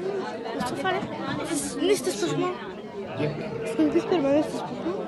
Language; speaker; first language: Norwegian; early bilingual, other home language; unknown